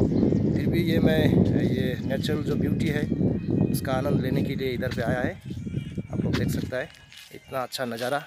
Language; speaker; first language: Hindi; non-native, local second language; Bangla